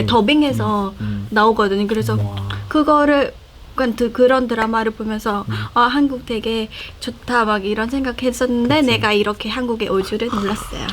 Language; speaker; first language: Korean; non-native, fluent; Khmer